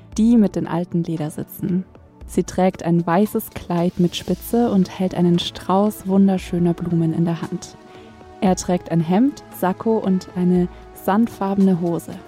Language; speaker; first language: German; native; German